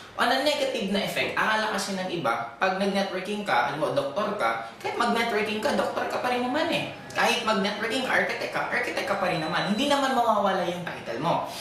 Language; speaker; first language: Filipino; non-native, local second language; Bikol